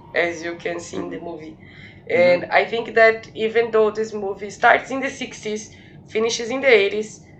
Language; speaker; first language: English; non-native, fluent; Portuguese